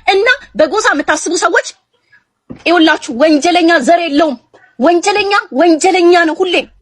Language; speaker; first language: Amharic; non-native, local second language; Oromo